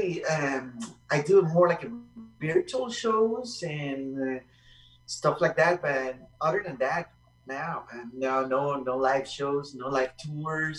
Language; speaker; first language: English; non-native, fluent; Spanish